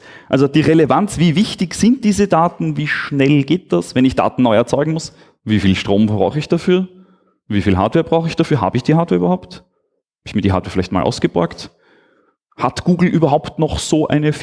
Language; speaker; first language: German; native; German